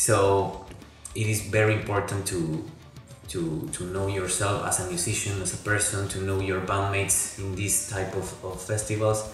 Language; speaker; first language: English; non-native, local second language; Spanish